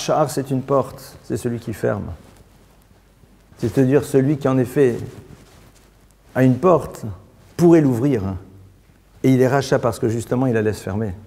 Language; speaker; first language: French; native; French